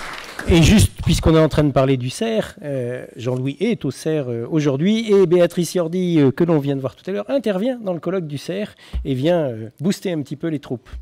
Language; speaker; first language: French; native; French